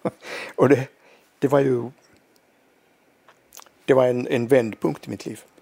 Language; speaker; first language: Swedish; non-native, local second language; Finnish